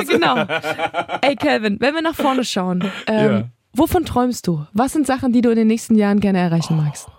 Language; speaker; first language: German; native; German